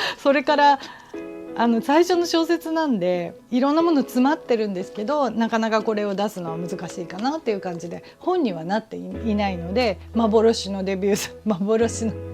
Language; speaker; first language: Japanese; native; Japanese